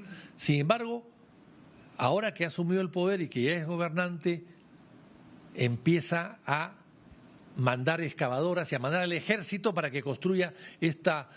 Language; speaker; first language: Spanish; native; Spanish